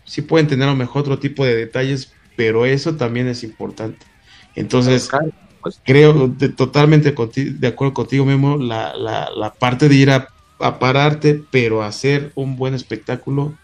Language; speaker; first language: Spanish; native; Spanish